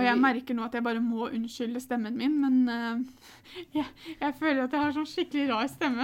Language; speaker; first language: Norwegian; native; Norwegian